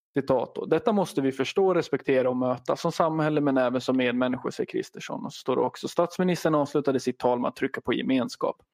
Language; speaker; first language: Swedish; native; Swedish